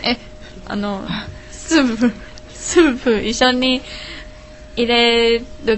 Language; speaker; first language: Japanese; non-native, learner; Chinese